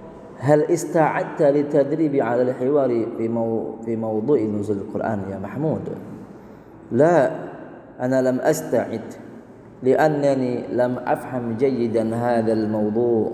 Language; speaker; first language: Arabic; non-native, fluent; Indonesian